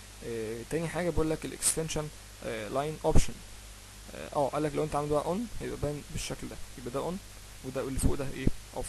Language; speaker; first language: Arabic; native; Arabic